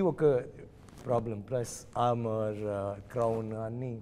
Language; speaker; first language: Telugu; non-native, learner; Tamil